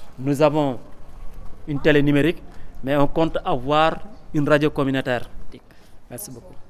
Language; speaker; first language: French; non-native, local second language; Wolof